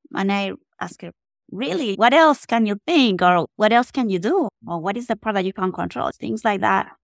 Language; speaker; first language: English; non-native, fluent; Spanish